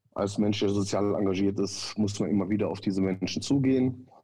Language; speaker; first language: German; native; German